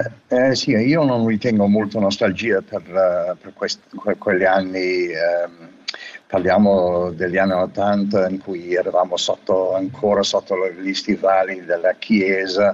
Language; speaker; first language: Italian; non-native, fluent; English